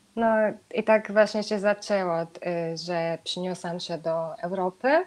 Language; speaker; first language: Polish; non-native, fluent; Japanese